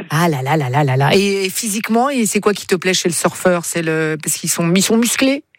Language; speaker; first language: French; native; French